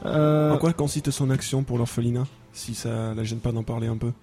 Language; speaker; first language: French; native; French